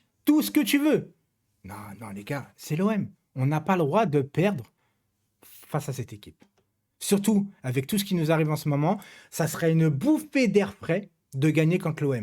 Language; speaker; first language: French; native; French